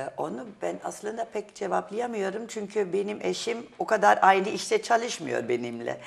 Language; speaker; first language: Turkish; non-native, fluent; German